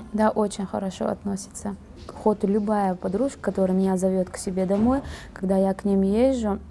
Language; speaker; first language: Russian; non-native, fluent; Uzbek